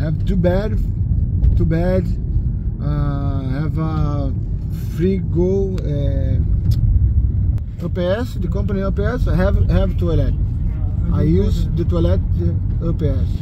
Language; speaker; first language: English; non-native, learner; Portuguese